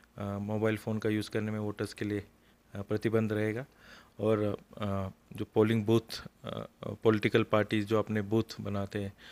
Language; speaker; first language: Hindi; non-native, local second language; Marathi